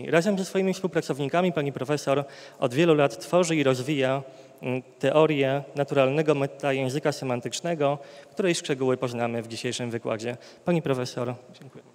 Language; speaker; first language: Polish; native; Polish